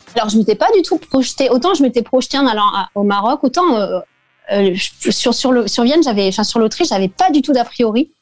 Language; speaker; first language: French; native; French